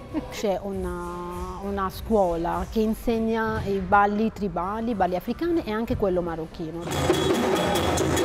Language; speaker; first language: Italian; non-native, fluent; Arabic